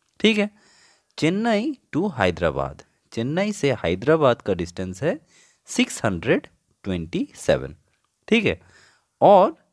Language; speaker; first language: Hindi; non-native, local second language; Bangla